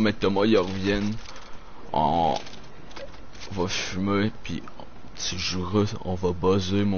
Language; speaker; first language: French; native; French